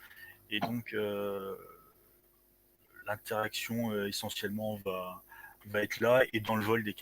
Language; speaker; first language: French; native; French